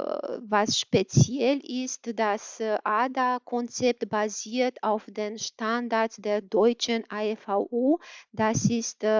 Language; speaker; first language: German; non-native, fluent; Romanian